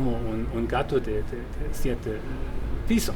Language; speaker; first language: Spanish; non-native, fluent; German